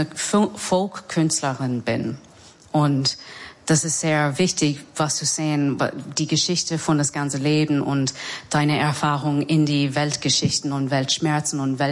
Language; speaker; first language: German; non-native, learner; English